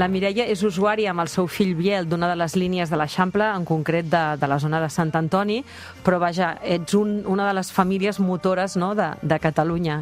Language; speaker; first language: Catalan; native; Catalan